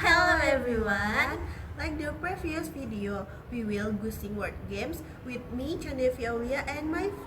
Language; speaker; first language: English; non-native, learner; Indonesian